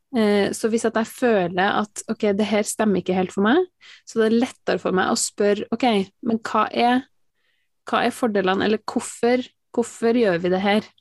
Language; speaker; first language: Norwegian; native; Norwegian